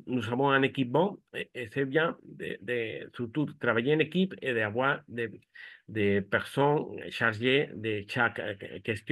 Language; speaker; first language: French; non-native, fluent; Spanish